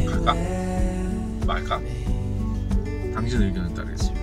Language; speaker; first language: Korean; native; Korean